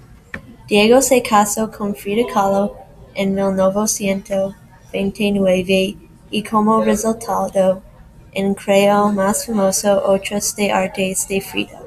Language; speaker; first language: Spanish; non-native, learner; English